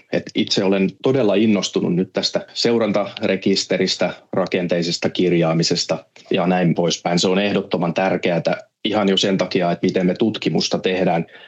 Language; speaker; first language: Finnish; native; Finnish